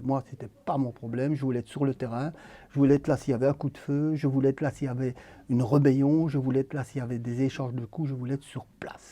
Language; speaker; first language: French; native; French